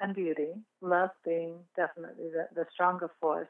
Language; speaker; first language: English; native; English